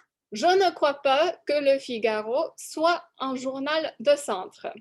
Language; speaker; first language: French; non-native, fluent; English